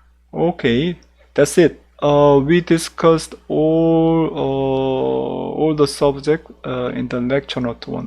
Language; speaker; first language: English; non-native, fluent; Korean